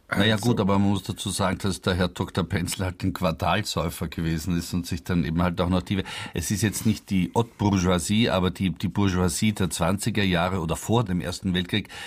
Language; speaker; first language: German; native; German